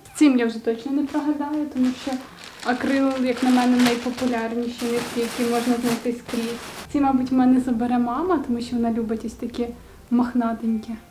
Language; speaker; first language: Ukrainian; native; Ukrainian